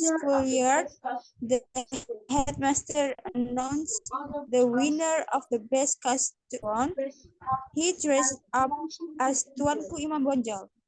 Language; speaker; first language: English; non-native, learner; Indonesian